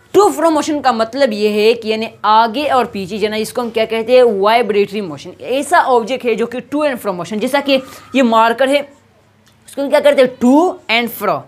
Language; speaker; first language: Urdu; non-native, local second language; Pashto